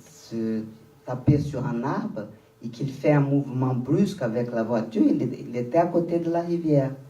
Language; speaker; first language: French; non-native, fluent; Portuguese